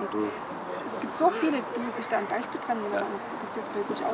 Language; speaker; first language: German; native; German